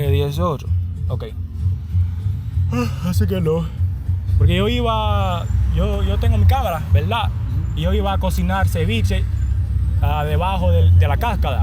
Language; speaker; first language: Spanish; non-native, learner; English